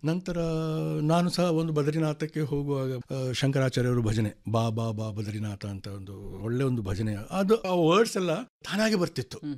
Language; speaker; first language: Kannada; non-native, local second language; Konkani